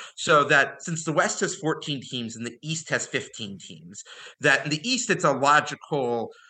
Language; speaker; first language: English; native; English